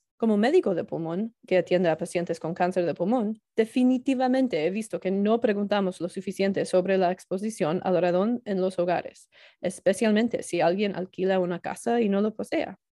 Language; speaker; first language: Spanish; non-native, learner; English